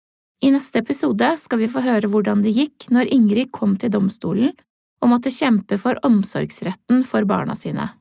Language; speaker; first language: Norwegian; native; Norwegian